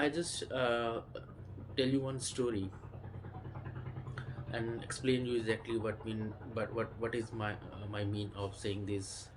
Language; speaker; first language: English; non-native, local second language; Hindi